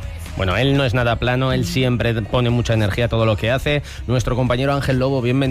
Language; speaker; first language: Spanish; native; Spanish